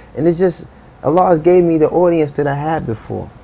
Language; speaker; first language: English; native; English